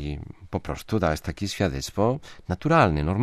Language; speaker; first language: Polish; non-native, fluent; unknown